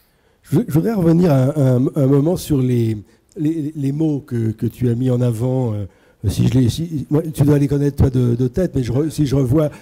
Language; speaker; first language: French; native; French